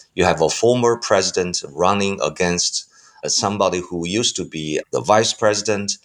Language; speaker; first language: English; non-native, fluent; Chinese